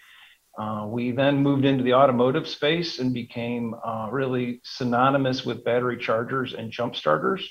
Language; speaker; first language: English; native; English